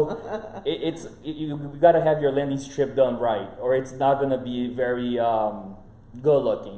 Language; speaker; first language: English; non-native, fluent; Portuguese